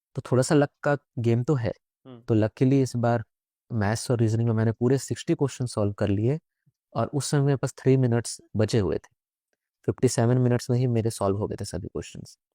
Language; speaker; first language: Hindi; native; Hindi